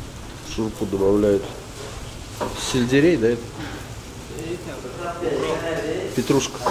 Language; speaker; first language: Russian; native; Russian